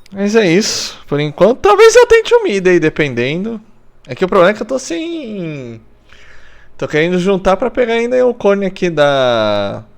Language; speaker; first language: Portuguese; native; Portuguese